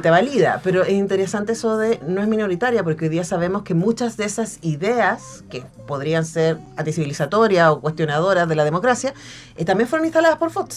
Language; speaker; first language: Spanish; native; Spanish